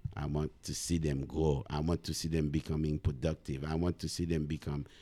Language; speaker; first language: English; non-native, fluent; Haitian Creole